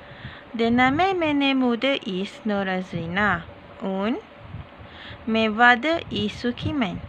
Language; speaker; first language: German; non-native, learner; Malay